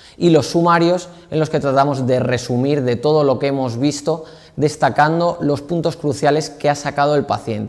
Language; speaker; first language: Spanish; native; Spanish